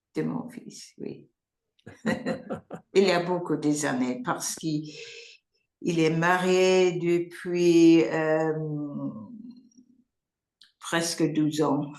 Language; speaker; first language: French; non-native, learner; English